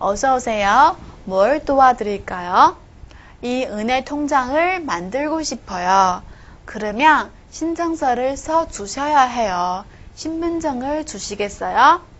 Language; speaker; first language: Korean; non-native, fluent; Chinese